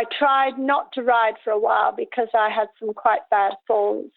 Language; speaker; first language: English; native; English